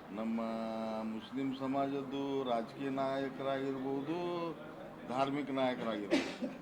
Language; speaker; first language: Kannada; non-native, local second language; Urdu